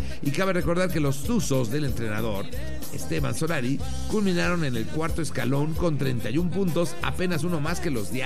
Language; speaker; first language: Spanish; native; Spanish